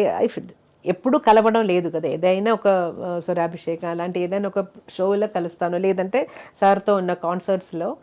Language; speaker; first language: Telugu; non-native, local second language; Malayalam